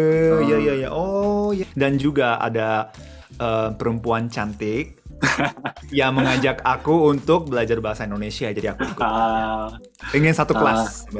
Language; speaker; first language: Indonesian; non-native, fluent; Japanese